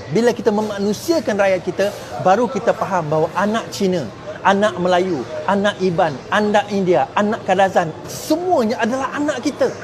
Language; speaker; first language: Malay; non-native, local second language; Chinese